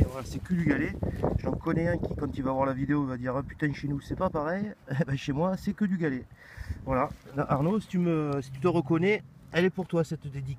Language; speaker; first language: French; native; French